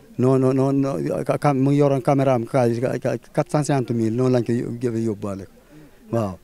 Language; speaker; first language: Wolof; non-native, local second language; Fula